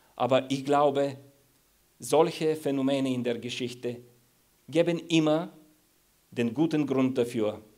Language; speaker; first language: German; non-native, fluent; Bulgarian